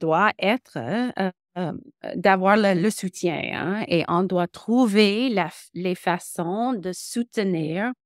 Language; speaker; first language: French; non-native, local second language; English